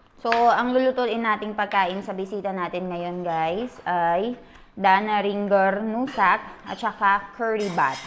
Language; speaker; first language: Filipino; native; Filipino